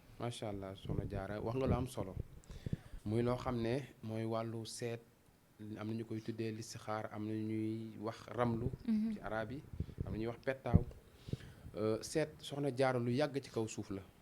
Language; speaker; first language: Wolof; non-native, local second language; Fula